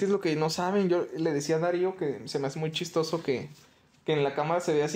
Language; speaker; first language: Spanish; native; Spanish